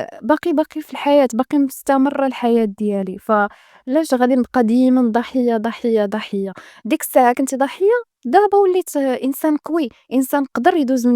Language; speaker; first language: Arabic; native; Arabic